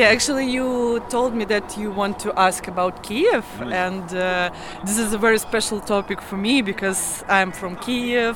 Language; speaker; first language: English; non-native, learner; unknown